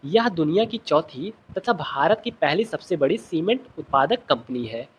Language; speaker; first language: Hindi; native; Hindi